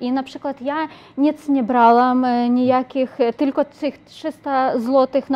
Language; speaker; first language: Polish; non-native, learner; Ukrainian